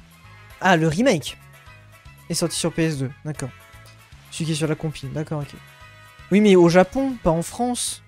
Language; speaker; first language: French; native; French